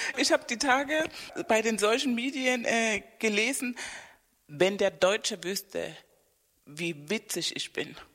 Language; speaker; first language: German; non-native, fluent; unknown